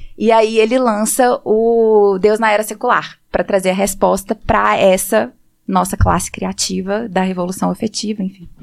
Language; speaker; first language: Portuguese; native; Portuguese